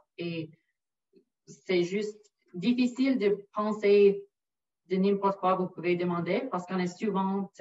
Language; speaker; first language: French; non-native, local second language; English